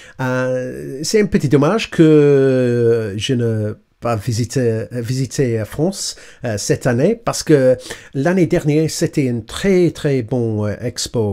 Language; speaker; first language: French; non-native, learner; English